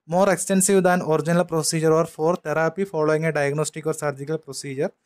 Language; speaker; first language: English; non-native, local second language; Malayalam